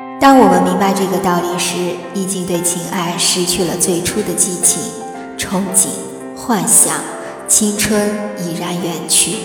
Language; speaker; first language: Chinese; native; Chinese